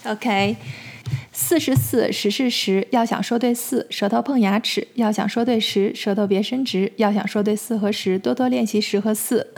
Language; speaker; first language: Chinese; native; Chinese